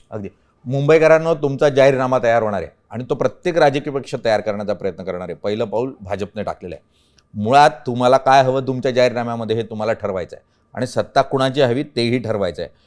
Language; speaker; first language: Marathi; native; Marathi